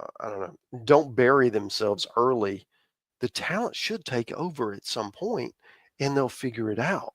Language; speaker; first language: English; native; English